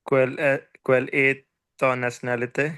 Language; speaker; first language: French; non-native, learner; Punjabi